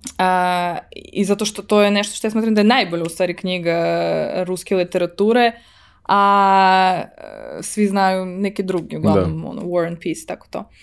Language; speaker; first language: Serbian; early bilingual, heritage; Serbian